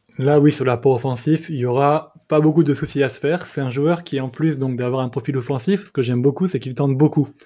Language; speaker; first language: French; native; French